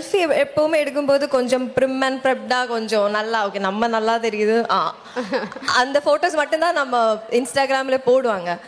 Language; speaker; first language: Tamil; non-native, local second language; Malayalam